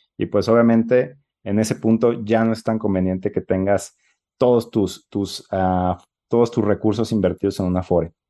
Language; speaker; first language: Spanish; native; Spanish